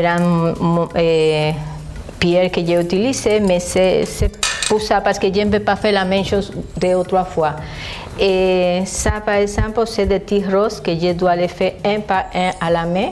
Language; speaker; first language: French; non-native, fluent; Spanish